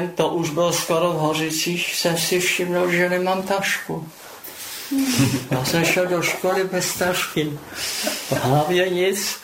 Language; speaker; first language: Czech; non-native, local second language; German